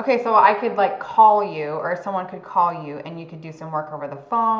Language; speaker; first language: English; native; English